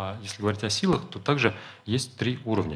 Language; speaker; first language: Russian; native; Russian